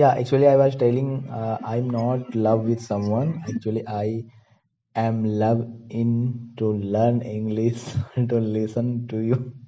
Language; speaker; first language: English; non-native, learner; Hindi